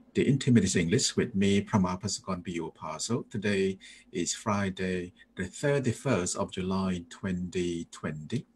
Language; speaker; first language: English; non-native, fluent; Thai